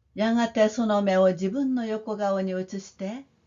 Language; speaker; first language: Japanese; non-native, fluent; Korean